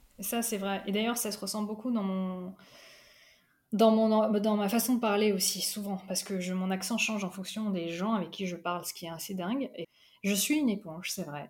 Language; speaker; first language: French; early bilingual, other home language; Urdu